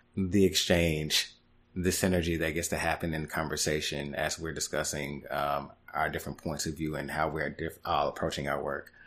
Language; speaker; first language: English; native; English